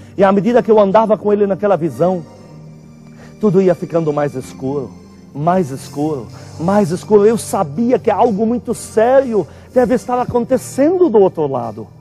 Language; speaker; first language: Portuguese; non-native, fluent; Arabic